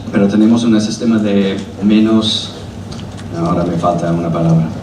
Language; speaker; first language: Spanish; non-native, learner; English